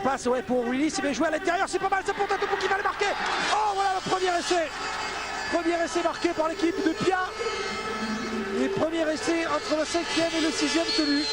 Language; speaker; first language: French; native; French